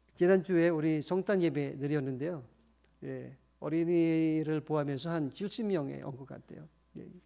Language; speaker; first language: Korean; non-native, fluent; Indonesian